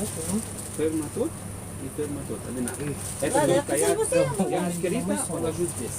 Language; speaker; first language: Russian; non-native, learner; Arabic